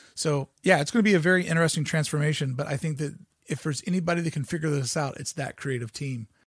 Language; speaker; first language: English; native; English